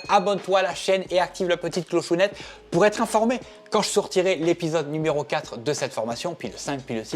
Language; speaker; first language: French; native; French